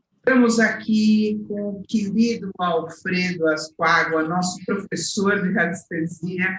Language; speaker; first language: Portuguese; native; Portuguese